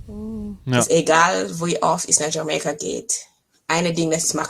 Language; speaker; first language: German; non-native, fluent; English